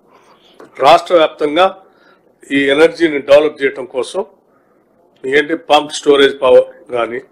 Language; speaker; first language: Telugu; native; Telugu